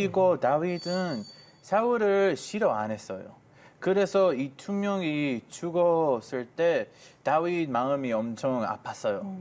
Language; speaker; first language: Korean; non-native, fluent; Hebrew